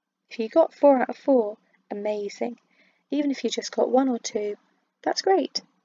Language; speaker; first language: English; native; English